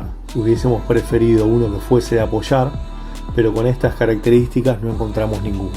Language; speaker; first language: Spanish; native; Spanish